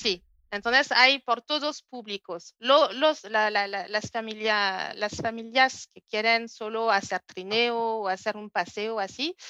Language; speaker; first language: Spanish; non-native, learner; French